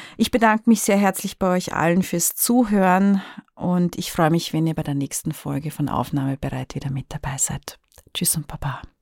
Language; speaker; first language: German; native; German